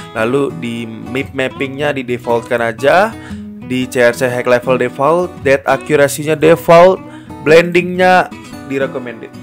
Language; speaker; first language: Indonesian; native; Indonesian